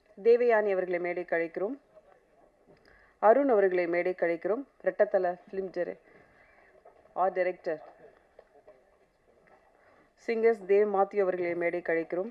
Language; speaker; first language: Tamil; native; Tamil